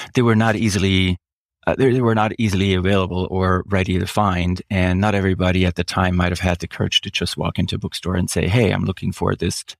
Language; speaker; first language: English; non-native, fluent; German